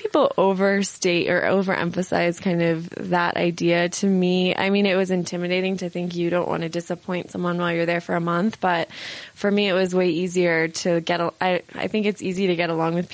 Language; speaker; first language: English; native; English